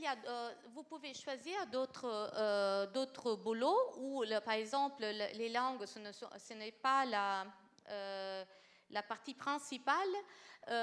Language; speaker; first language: French; non-native, fluent; Italian